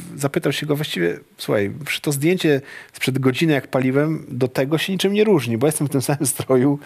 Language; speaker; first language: Polish; native; Polish